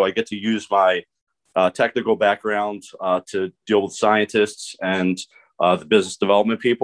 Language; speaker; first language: English; native; English